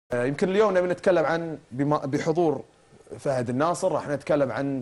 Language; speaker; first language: Arabic; native; Arabic